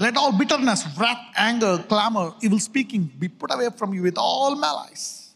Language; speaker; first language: English; non-native, local second language; Telugu